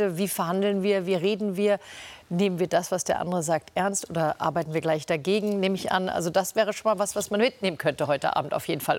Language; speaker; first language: German; native; German